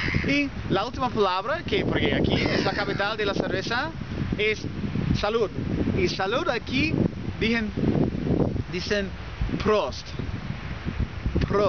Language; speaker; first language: Spanish; non-native, learner; English